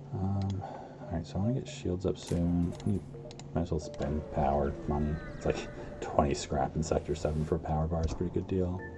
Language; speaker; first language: English; native; English